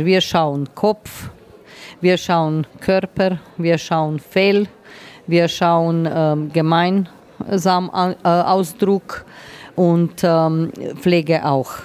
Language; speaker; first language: German; non-native, learner; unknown